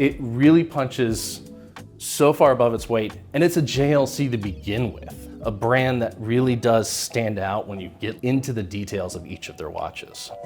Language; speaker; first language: English; native; English